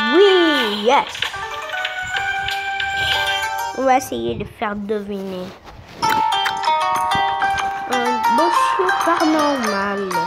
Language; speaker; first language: French; non-native, local second language; Arabic